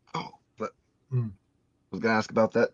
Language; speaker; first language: English; native; English